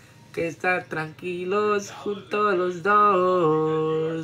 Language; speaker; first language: Spanish; early bilingual, heritage; Spanish